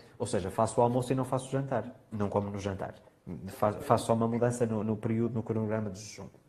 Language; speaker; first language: Portuguese; native; Portuguese